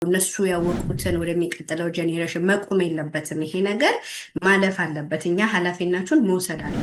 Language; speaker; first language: Amharic; native; Amharic